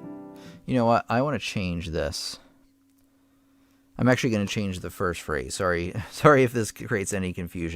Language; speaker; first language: English; native; English